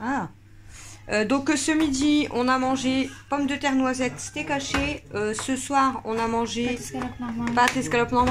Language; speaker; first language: French; native; French